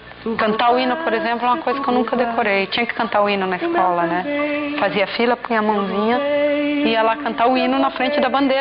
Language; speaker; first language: Portuguese; native; Portuguese